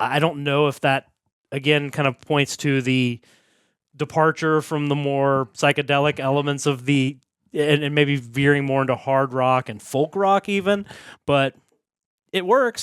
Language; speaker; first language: English; native; English